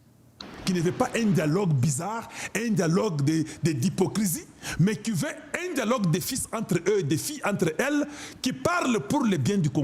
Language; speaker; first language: French; non-native, local second language; Lingala